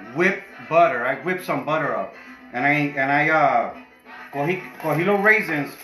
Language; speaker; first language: English; early bilingual, other home language; Spanish